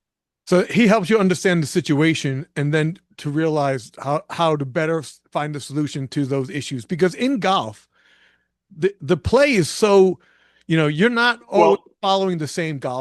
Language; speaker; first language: English; native; English